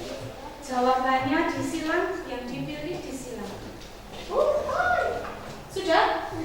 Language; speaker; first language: Indonesian; non-native, local second language; Javanese